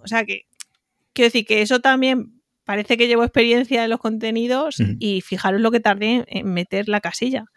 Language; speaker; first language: Spanish; native; Spanish